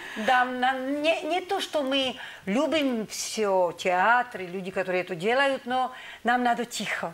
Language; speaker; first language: Russian; non-native, learner; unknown